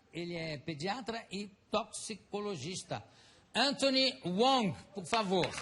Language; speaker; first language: Portuguese; native; Portuguese